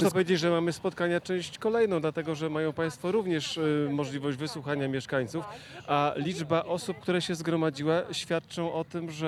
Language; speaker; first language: Polish; native; Polish